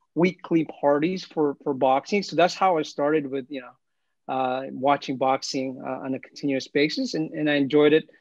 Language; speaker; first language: English; early bilingual, other home language; Filipino